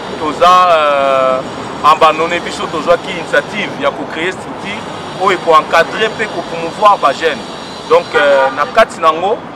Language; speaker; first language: Lingala; non-native, local second language; Kongo